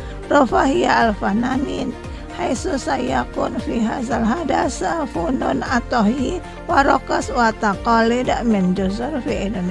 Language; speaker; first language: Arabic; non-native, fluent; Indonesian